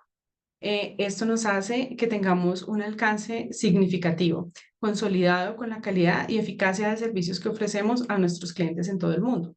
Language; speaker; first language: Spanish; native; Spanish